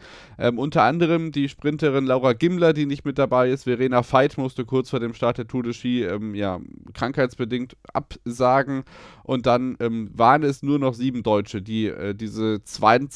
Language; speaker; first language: German; native; German